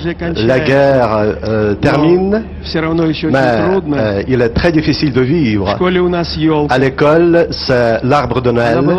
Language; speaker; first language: French; non-native, fluent; Russian